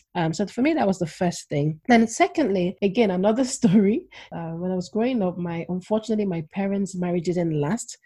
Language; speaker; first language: English; non-native, local second language; Yoruba